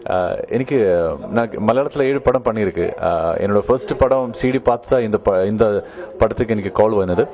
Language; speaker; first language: Tamil; non-native, learner; Malayalam